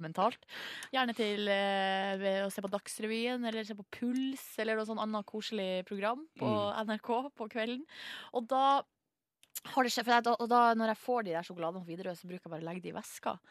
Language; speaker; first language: Norwegian; native; Norwegian